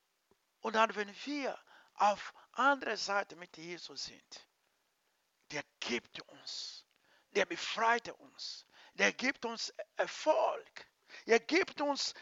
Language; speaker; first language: German; non-native, learner; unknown